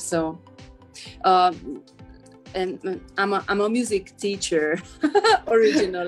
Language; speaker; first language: English; non-native, fluent; Hungarian